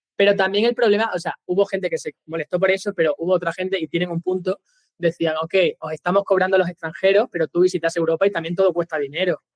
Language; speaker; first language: Spanish; native; Spanish